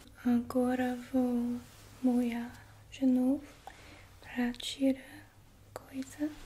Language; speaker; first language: Portuguese; non-native, learner; English